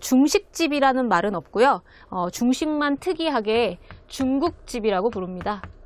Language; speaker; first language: Korean; native; Korean